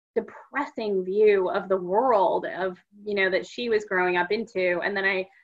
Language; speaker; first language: English; native; English